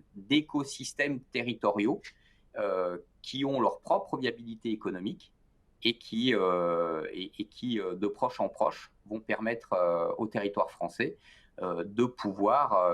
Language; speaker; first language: French; native; French